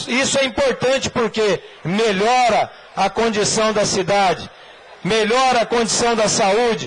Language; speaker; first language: Portuguese; native; Portuguese